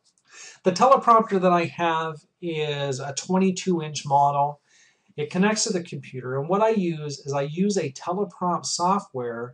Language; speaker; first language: English; native; English